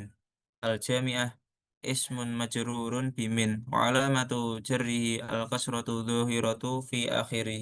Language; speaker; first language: Arabic; non-native, learner; Indonesian